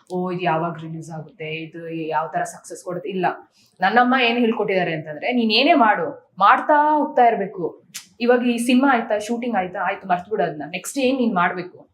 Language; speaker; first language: Kannada; non-native, local second language; Kodava